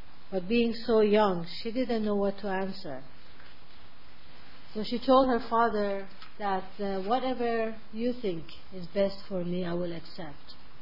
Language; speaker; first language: English; non-native, fluent; Persian